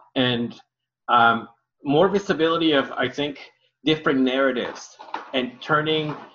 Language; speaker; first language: English; early bilingual, other home language; Spanish